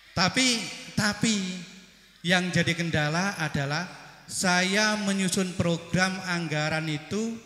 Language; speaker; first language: Indonesian; non-native, local second language; Javanese